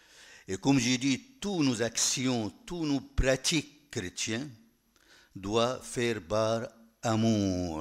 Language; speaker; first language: French; non-native, fluent; Arabic